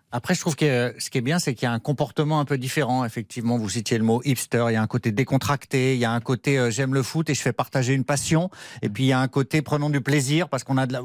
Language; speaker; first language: French; native; French